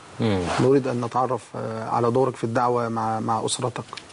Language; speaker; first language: Arabic; native; Arabic